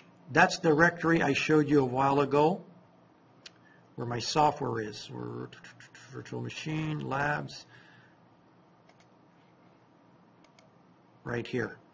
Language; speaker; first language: English; non-native, fluent; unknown